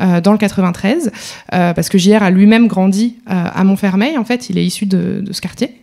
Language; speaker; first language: French; native; French